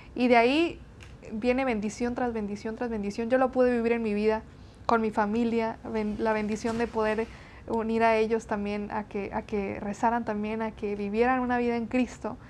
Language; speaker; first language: Spanish; native; Spanish